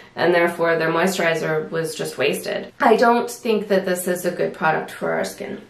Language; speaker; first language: English; native; English